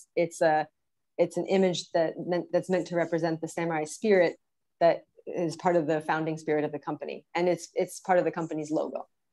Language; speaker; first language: English; native; English